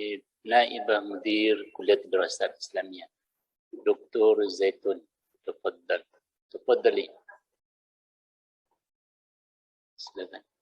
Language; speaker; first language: Arabic; non-native, fluent; Indonesian